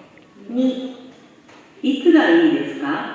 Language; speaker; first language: Japanese; non-native, learner; Indonesian